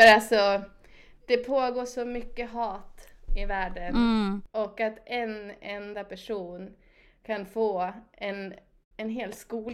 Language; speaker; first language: Swedish; native; Swedish